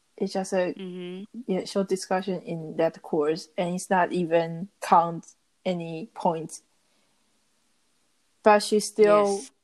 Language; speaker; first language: English; non-native, learner; Chinese